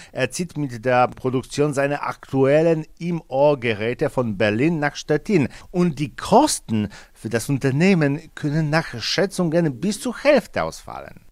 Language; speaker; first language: German; non-native, fluent; Polish